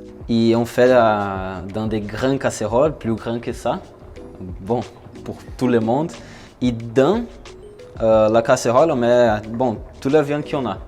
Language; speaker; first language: French; non-native, learner; Portuguese